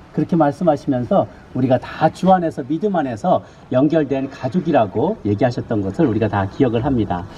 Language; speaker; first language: Korean; native; Korean